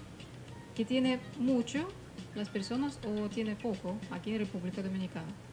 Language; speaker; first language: Spanish; non-native, fluent; Russian